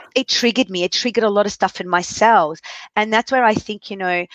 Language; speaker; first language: English; early bilingual, other home language; Arabic